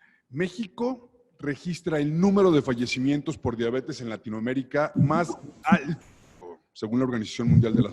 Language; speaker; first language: Spanish; native; Spanish